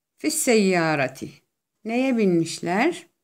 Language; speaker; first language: Turkish; native; Turkish